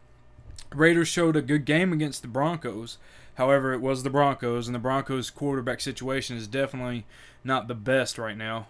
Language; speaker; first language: English; native; English